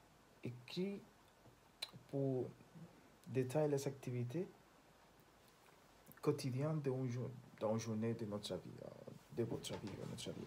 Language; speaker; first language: French; non-native, learner; Spanish